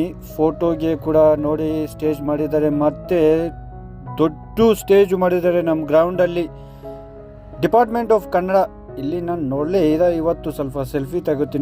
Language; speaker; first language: Kannada; non-native, fluent; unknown